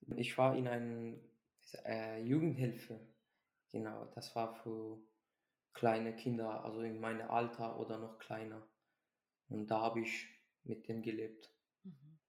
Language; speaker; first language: German; early bilingual, other home language; Persian